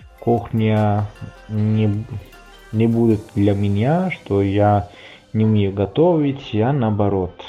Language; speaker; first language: Russian; non-native, fluent; Italian